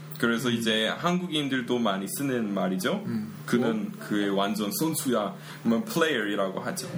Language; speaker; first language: Korean; non-native, fluent; English